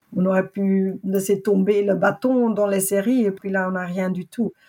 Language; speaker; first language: French; native; French